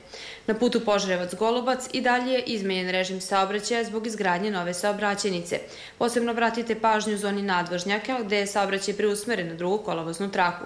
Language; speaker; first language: Serbian; native; Serbian